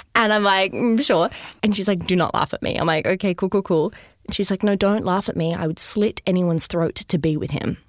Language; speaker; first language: English; native; English